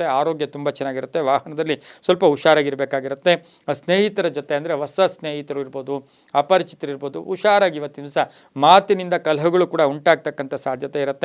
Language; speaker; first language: Kannada; native; Kannada